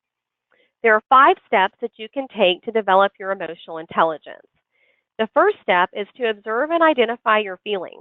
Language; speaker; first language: English; native; English